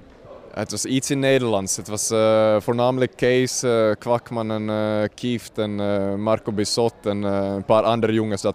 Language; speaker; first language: Dutch; non-native, fluent; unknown